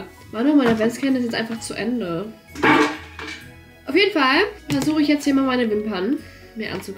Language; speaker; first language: German; native; German